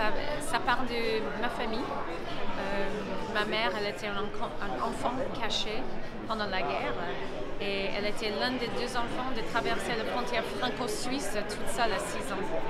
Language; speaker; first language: French; non-native, fluent; English